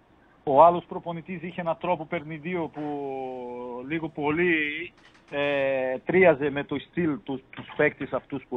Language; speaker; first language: Greek; non-native, fluent; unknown